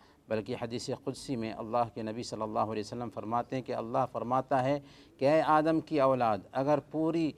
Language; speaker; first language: Urdu; native; Urdu